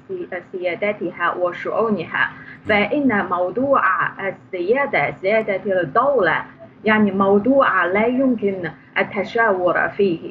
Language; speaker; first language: Arabic; non-native, fluent; Chinese